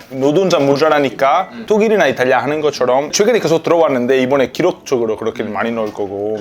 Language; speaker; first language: Korean; non-native, fluent; Italian